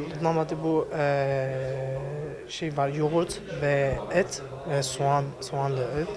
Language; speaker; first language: Turkish; non-native, learner; Arabic